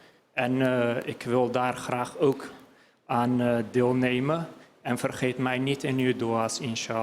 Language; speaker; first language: Dutch; early bilingual, other home language; Turkish